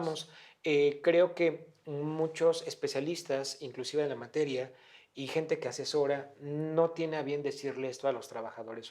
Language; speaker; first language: Spanish; native; Spanish